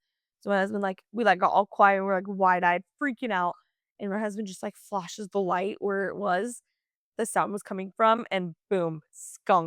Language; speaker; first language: English; native; English